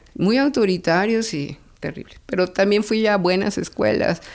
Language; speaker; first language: Spanish; native; Spanish